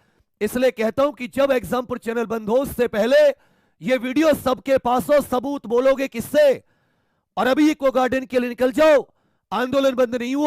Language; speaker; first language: Hindi; native; Hindi